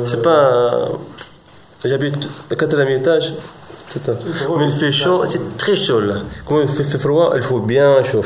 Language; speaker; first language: French; non-native, learner; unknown